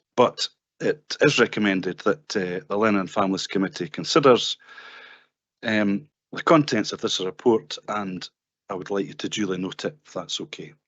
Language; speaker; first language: English; native; English